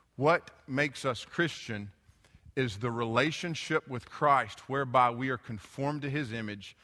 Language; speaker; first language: English; native; English